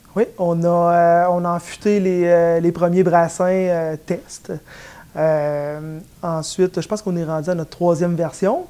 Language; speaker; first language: French; native; French